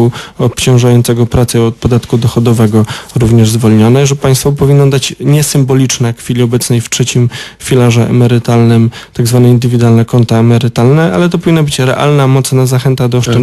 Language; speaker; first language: Polish; native; Polish